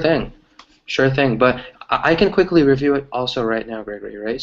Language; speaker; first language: English; early bilingual, other home language; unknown